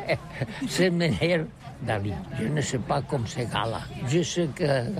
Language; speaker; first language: French; non-native, learner; Catalan